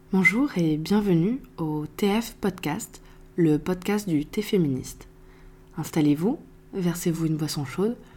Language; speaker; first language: French; native; French